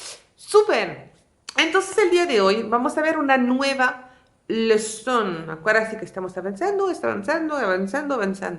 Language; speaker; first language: Spanish; non-native, fluent; French